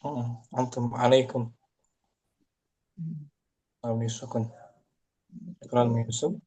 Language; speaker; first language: Arabic; non-native, fluent; Indonesian